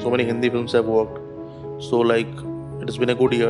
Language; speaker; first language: English; non-native, local second language; Bangla